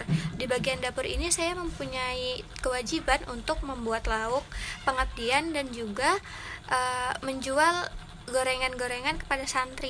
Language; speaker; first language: Indonesian; native; Indonesian